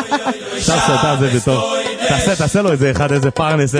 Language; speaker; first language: Hebrew; native; Hebrew